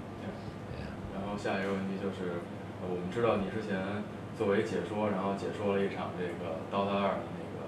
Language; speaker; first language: Chinese; native; Chinese